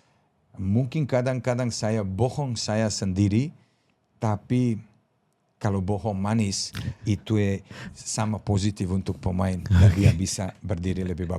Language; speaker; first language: Indonesian; non-native, fluent; Serbian